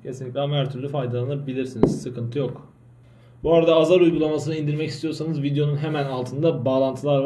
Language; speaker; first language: Turkish; native; Turkish